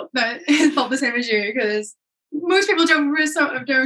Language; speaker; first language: English; native; English